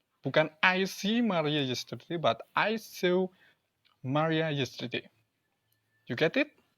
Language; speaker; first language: English; non-native, learner; Indonesian